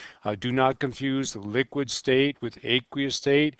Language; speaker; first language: English; native; English